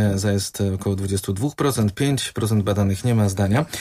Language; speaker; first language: Polish; native; Polish